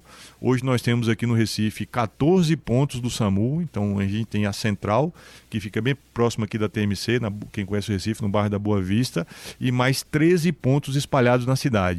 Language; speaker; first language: Portuguese; native; Portuguese